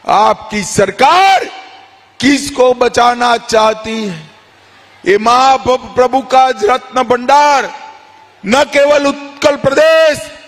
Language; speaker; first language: Hindi; non-native, local second language; Gujarati